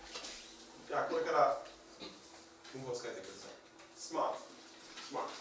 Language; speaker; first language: Japanese; non-native, learner; English